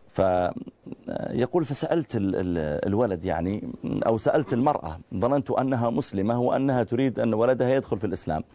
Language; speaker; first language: Arabic; native; Arabic